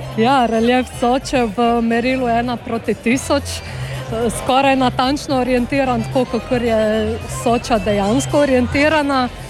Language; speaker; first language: Slovenian; native; Slovenian